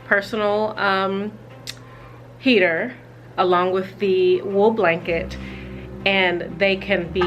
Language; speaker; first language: English; native; English